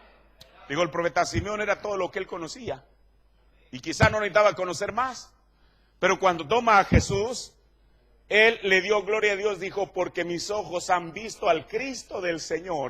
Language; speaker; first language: Spanish; native; Spanish